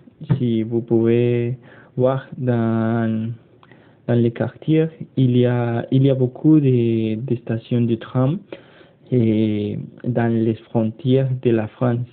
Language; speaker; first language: French; non-native, learner; Spanish